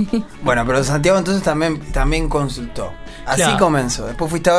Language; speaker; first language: Spanish; native; Spanish